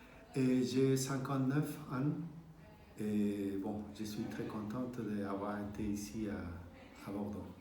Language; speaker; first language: French; non-native, fluent; Spanish